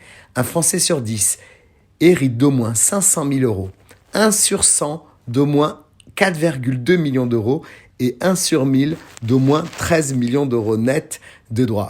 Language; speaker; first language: French; native; French